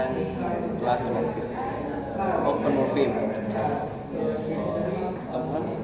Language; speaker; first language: English; non-native, learner; Indonesian